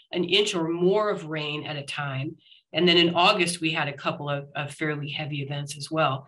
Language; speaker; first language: English; native; English